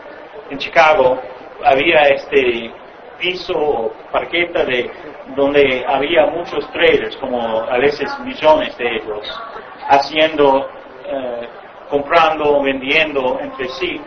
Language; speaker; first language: Spanish; non-native, fluent; English